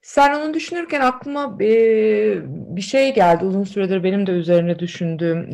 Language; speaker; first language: Turkish; native; Turkish